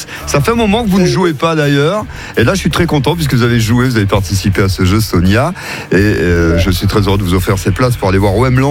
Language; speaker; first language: French; native; French